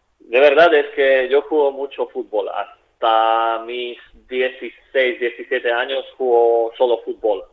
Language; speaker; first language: Spanish; non-native, fluent; Slovak